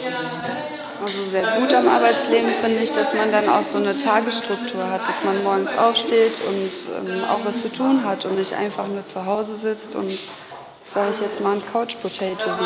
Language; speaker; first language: German; native; German